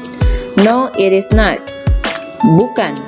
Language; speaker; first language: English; non-native, fluent; Indonesian